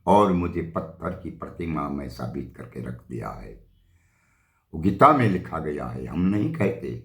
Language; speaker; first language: Hindi; non-native, local second language; Gujarati